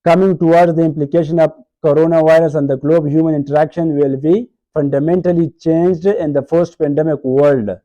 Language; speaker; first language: English; non-native, local second language; Urdu